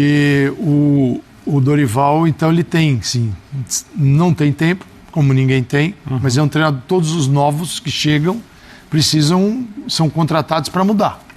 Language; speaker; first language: Portuguese; native; Portuguese